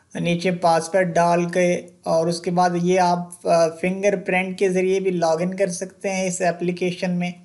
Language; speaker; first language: Hindi; non-native, local second language; Punjabi